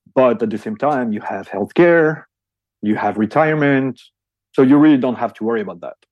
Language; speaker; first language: English; non-native, fluent; French